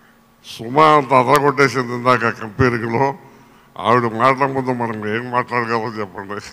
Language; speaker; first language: Telugu; native; Telugu